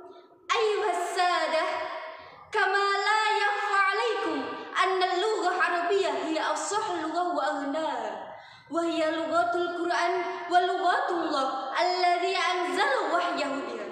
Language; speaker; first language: Arabic; non-native, fluent; Indonesian